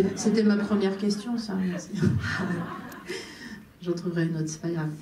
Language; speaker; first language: French; native; French